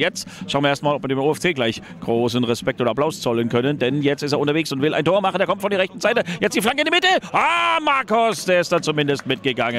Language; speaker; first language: German; native; German